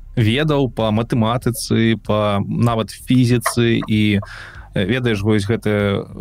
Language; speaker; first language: Belarusian; non-native, local second language; Russian